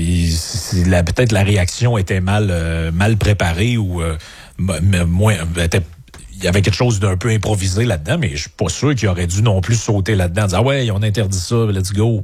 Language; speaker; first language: French; native; French